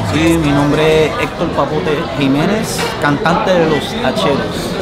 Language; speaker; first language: Spanish; early bilingual, heritage; Spanish